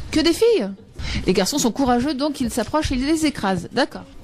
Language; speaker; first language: French; native; French